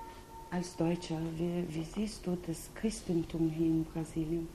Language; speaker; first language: German; non-native, fluent; Portuguese